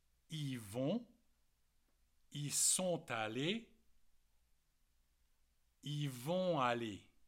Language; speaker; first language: French; native; French